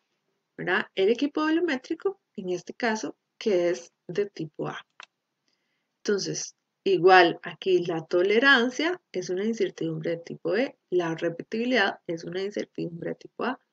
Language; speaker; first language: Spanish; native; Spanish